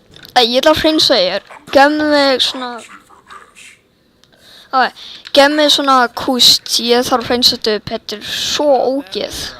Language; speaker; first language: Icelandic; early bilingual, heritage; Swedish